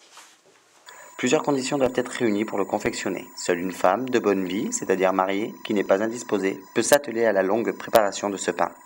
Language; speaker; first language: French; native; French